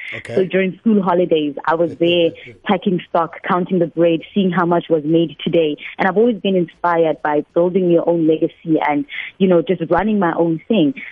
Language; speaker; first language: English; non-native, local second language; Northern Sotho